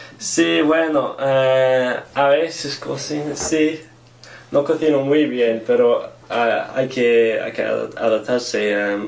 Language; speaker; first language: Spanish; non-native, learner; English